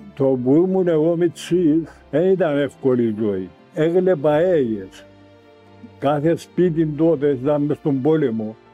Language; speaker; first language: Greek; native; Greek